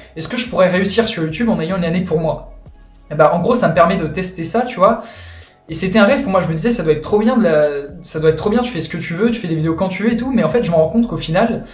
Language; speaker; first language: French; native; French